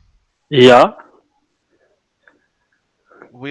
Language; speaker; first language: English; non-native, local second language; Arabic